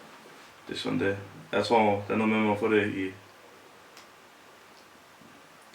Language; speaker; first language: Danish; native; Danish